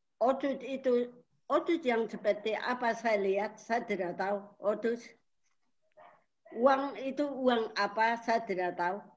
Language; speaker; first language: Indonesian; non-native, local second language; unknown